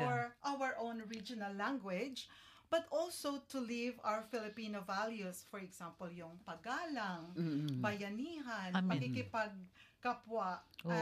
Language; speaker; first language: English; non-native, local second language; Hiligaynon